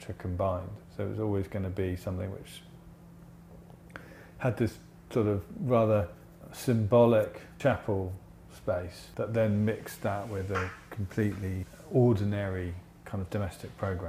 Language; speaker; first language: English; native; English